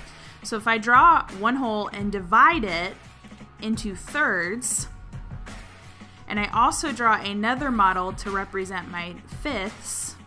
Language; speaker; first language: English; native; English